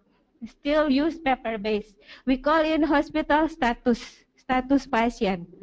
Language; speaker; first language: English; non-native, learner; Indonesian